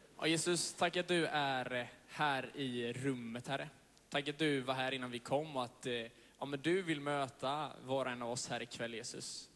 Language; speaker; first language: Swedish; native; Swedish